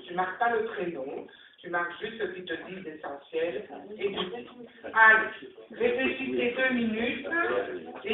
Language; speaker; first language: French; native; French